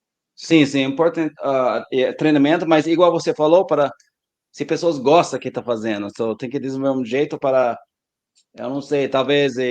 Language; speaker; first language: Portuguese; non-native, learner; English